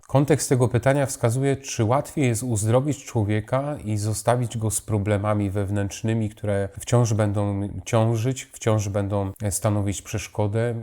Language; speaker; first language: Polish; native; Polish